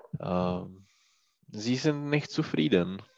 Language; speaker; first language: German; non-native, learner; Czech